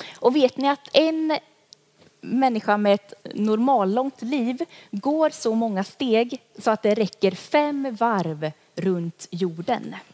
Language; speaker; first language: Swedish; native; Swedish